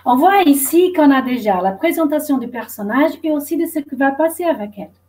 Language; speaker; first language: French; non-native, fluent; Portuguese